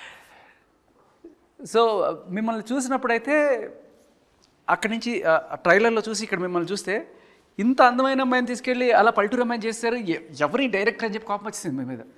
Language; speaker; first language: Telugu; native; Telugu